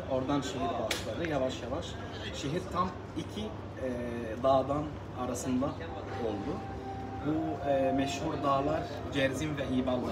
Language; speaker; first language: Turkish; non-native, learner; Arabic